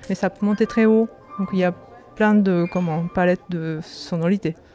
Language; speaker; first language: French; non-native, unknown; Japanese